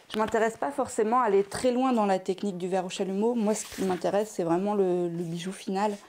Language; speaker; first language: French; native; French